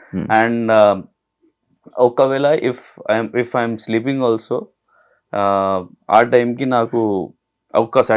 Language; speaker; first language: Telugu; non-native, learner; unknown